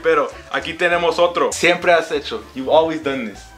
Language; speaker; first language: Spanish; early bilingual, heritage; Spanish